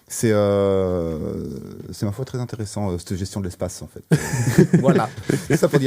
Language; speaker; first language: French; native; French